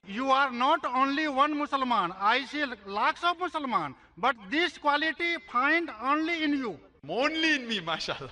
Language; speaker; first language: Hindi; native; Hindi